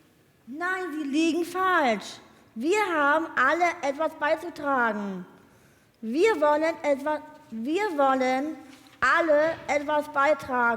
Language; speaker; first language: German; non-native, learner; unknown